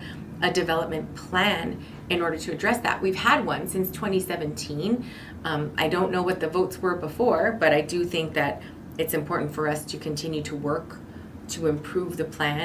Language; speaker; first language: English; native; English